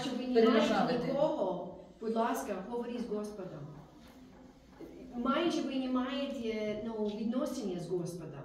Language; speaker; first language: Ukrainian; non-native, learner; English